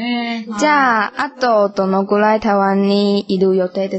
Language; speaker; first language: Japanese; non-native, learner; Chinese